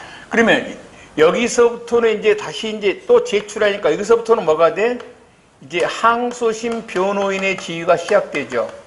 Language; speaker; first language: Korean; native; Korean